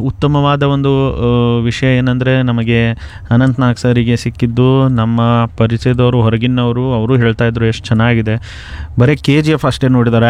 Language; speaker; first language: Kannada; non-native, local second language; Konkani